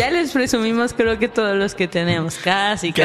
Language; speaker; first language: Spanish; native; Spanish